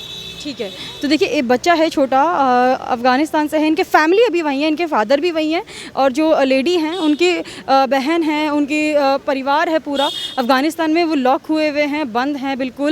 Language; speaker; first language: Hindi; native; Hindi